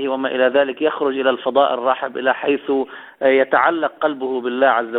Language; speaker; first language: Arabic; native; Arabic